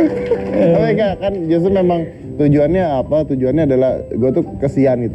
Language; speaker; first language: Indonesian; native; Indonesian